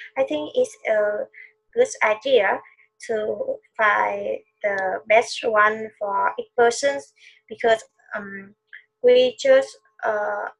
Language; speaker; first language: English; non-native, learner; Vietnamese